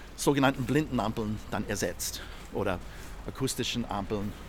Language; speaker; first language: German; non-native, fluent; English